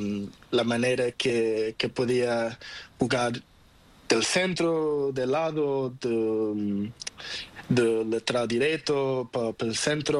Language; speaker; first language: Spanish; non-native, learner; Portuguese